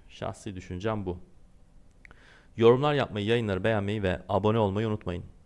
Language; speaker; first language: Turkish; native; Turkish